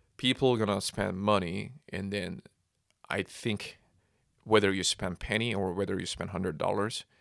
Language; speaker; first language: English; non-native, fluent; Korean